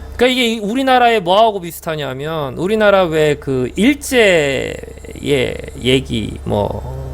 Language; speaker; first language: Korean; native; Korean